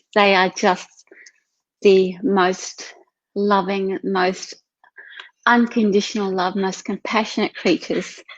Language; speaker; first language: English; native; English